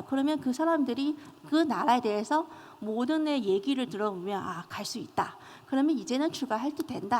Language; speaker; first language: Korean; non-native, fluent; Chinese